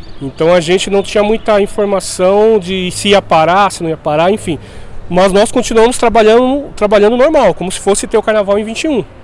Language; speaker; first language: Portuguese; native; Portuguese